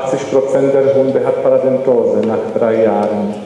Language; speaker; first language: German; non-native, learner; Czech